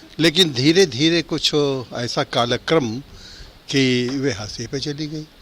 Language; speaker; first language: Hindi; native; Hindi